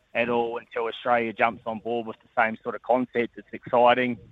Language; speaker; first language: English; native; English